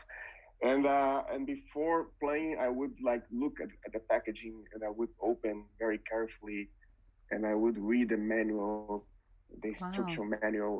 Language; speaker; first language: English; non-native, fluent; Portuguese